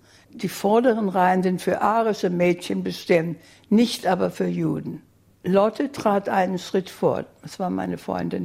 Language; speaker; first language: German; native; German